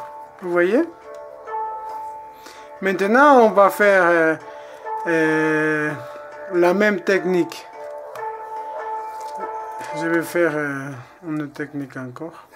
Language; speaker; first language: French; non-native, learner; Spanish